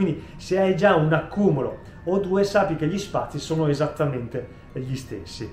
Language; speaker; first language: Italian; native; Italian